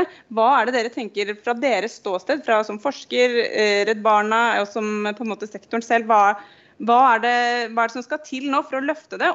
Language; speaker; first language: Norwegian; native; Norwegian